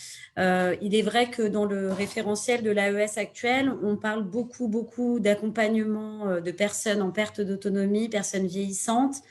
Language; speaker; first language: French; native; French